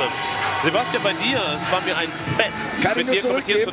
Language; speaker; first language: German; native; German